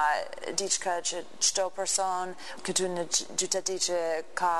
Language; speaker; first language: Albanian; non-native, learner; English